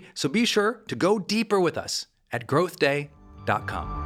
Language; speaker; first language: English; native; English